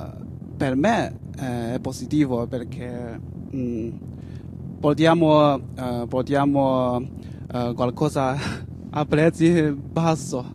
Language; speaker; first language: Italian; non-native, learner; Chinese